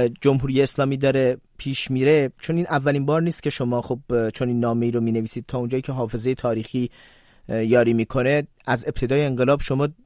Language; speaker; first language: Persian; native; Persian